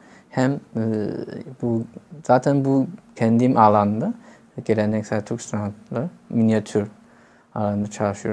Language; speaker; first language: Turkish; non-native, fluent; Chinese